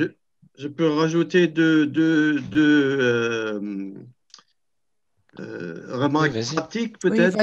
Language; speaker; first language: French; non-native, fluent; German